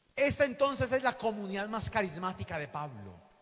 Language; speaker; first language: Spanish; native; Spanish